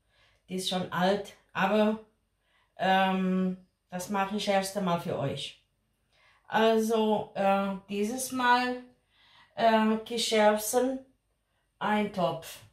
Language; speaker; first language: German; non-native, fluent; Portuguese